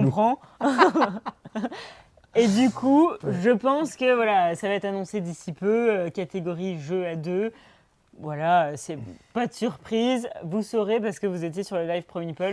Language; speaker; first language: French; native; French